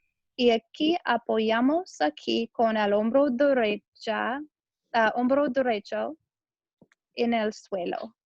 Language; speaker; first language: Spanish; non-native, learner; English